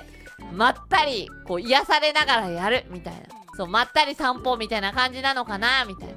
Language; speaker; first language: Japanese; native; Japanese